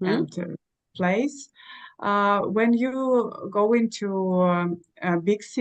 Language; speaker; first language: English; non-native, learner; Russian